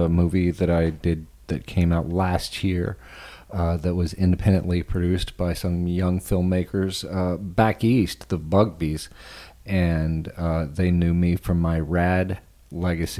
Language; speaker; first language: English; native; English